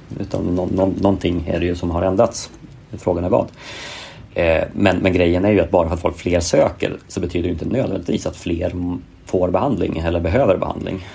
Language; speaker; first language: Swedish; native; Swedish